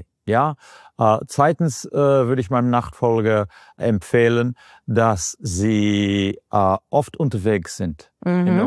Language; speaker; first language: German; non-native, fluent; English